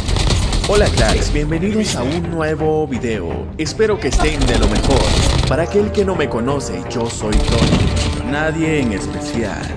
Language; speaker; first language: Spanish; native; Spanish